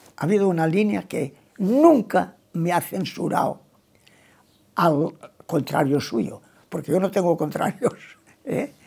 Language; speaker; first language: Spanish; non-native, local second language; Catalan